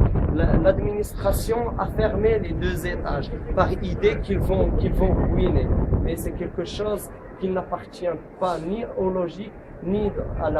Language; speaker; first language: French; non-native, local second language; Arabic